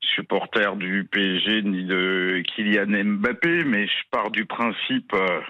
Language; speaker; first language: French; native; French